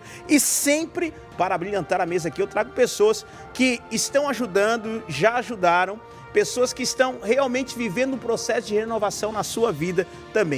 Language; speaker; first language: Portuguese; native; Portuguese